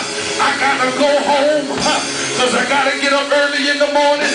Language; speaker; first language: English; native; English